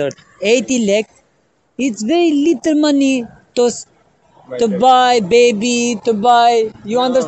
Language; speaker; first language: English; non-native, learner; Albanian